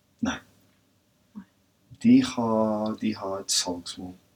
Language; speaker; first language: Norwegian; non-native, fluent; English